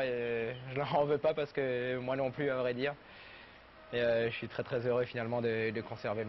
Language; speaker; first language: French; native; French